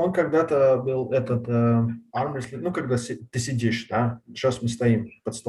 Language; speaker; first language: Russian; non-native, learner; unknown